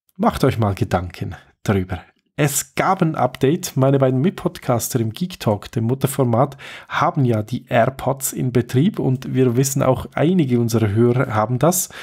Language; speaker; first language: German; native; German